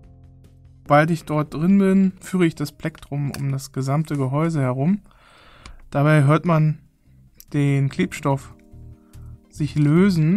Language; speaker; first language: German; native; German